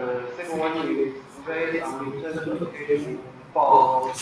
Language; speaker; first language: English; non-native, learner; Chinese